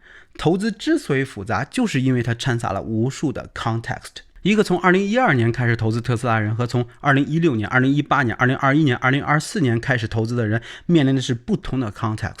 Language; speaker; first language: Chinese; native; Chinese